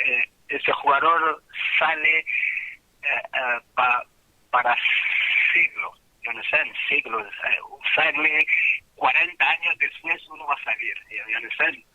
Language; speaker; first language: Spanish; non-native, fluent; French